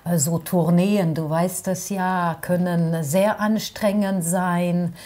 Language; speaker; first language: German; non-native, fluent; French